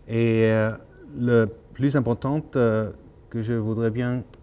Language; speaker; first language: French; non-native, learner; Norwegian